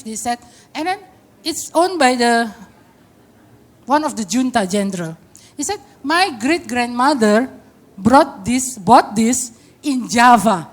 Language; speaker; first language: English; non-native, fluent; Indonesian